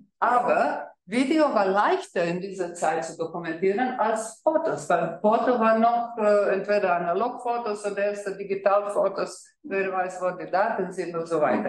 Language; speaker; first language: German; non-native, fluent; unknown